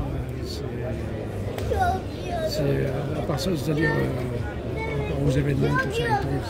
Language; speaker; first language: French; native; French